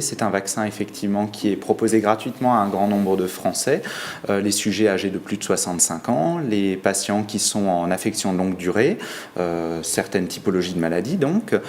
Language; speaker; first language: French; native; French